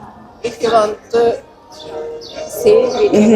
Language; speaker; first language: English; non-native, learner; Turkish